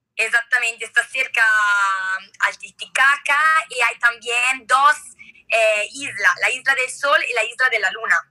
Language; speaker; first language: Spanish; non-native, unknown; Italian